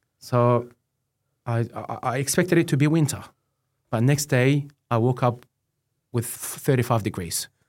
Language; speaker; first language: English; non-native, fluent; Arabic